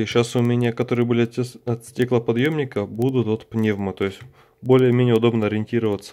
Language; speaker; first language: Russian; native; Russian